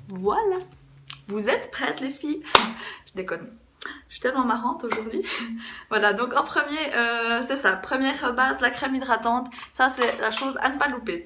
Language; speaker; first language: French; native; French